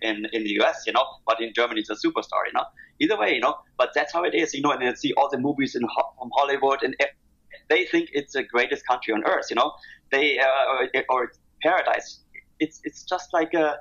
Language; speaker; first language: English; non-native, fluent; German